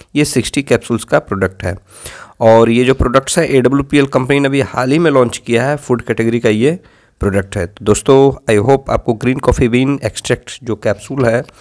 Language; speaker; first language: Hindi; native; Hindi